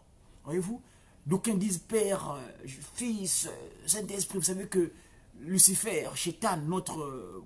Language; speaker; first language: French; non-native, local second language; Kongo